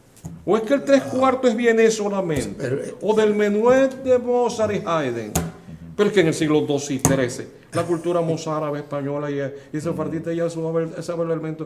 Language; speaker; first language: Spanish; native; Spanish